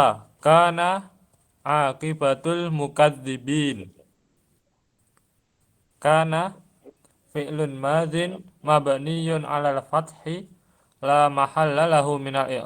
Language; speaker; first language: Arabic; non-native, learner; Indonesian